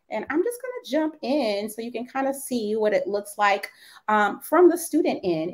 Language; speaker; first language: English; native; English